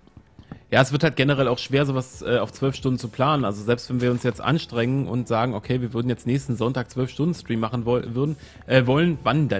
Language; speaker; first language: German; native; German